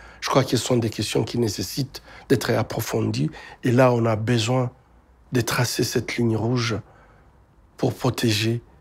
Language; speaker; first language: French; non-native, local second language; Swahili